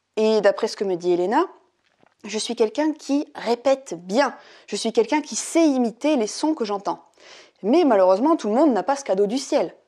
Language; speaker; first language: French; native; French